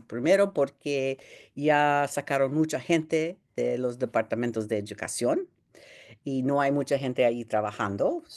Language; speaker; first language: Spanish; early bilingual, heritage; Spanish